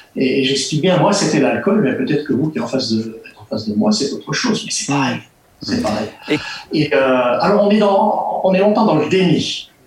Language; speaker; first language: French; native; French